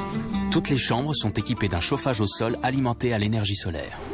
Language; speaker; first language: French; native; French